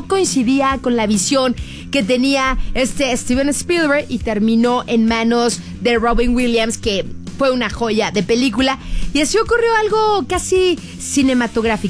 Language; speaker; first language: Spanish; native; Spanish